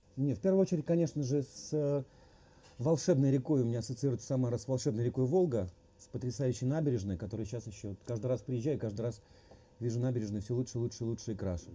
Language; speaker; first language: Russian; native; Russian